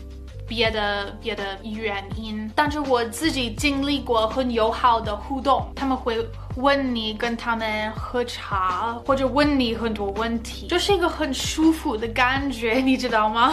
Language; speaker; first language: Chinese; non-native, fluent; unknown